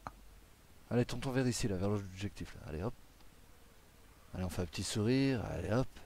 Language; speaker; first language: French; native; French